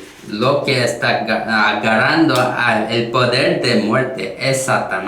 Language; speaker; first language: Spanish; non-native, learner; Korean